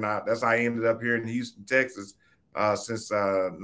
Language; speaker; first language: English; native; English